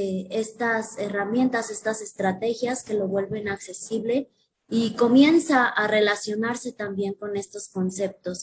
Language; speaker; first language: Spanish; native; Spanish